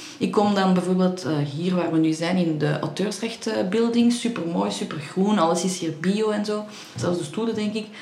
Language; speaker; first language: Dutch; early bilingual, other home language; Persian